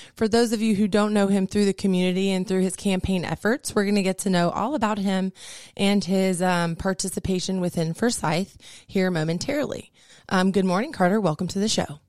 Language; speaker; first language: English; native; English